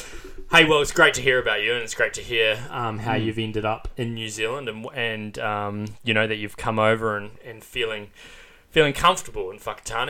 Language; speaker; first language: English; native; English